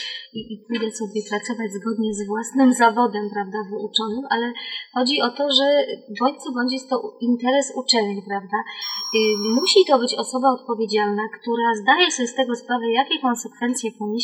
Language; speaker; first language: Polish; native; Polish